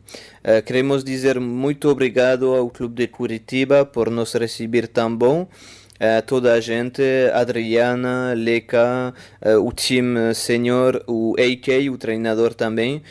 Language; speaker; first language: Portuguese; non-native, fluent; French